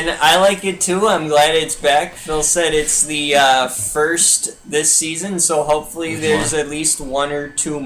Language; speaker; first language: English; native; English